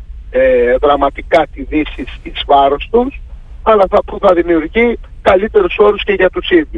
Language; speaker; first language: Greek; native; Greek